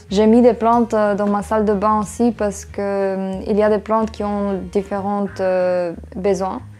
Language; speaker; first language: French; non-native, fluent; English